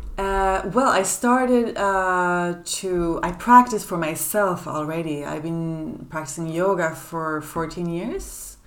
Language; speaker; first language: English; non-native, fluent; Swedish